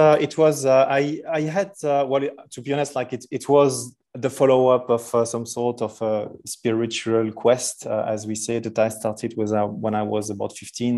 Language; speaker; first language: English; non-native, fluent; French